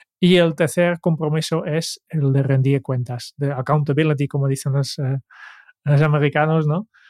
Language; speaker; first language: Spanish; non-native, fluent; Dutch